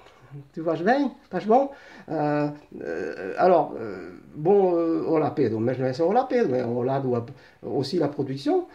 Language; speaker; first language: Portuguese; early bilingual, heritage; Portuguese